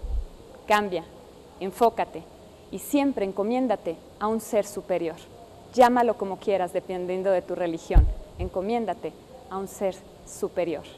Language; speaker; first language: Spanish; native; Spanish